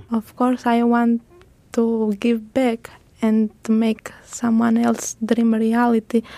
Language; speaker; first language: English; non-native, learner; Greek